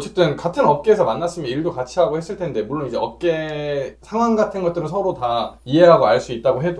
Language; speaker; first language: Korean; native; Korean